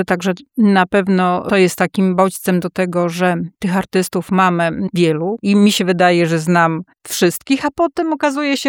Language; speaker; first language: Polish; native; Polish